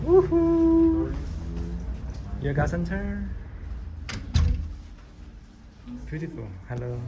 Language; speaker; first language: English; non-native, learner; Chinese